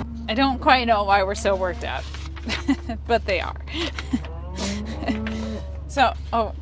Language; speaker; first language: English; native; English